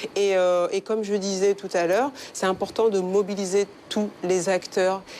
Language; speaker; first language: French; early bilingual, other home language; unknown